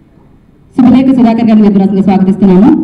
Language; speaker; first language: Telugu; native; Telugu